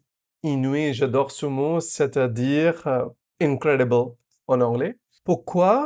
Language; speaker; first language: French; non-native, fluent; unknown